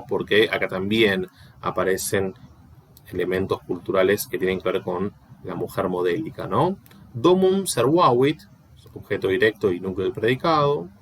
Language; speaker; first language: Spanish; native; Spanish